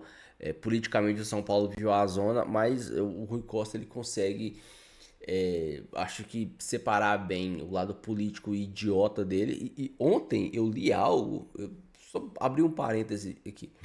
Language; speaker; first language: Portuguese; native; Portuguese